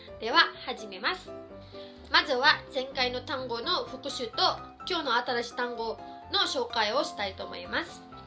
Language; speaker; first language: Japanese; non-native, fluent; Filipino